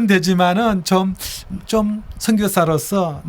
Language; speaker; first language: Korean; native; Korean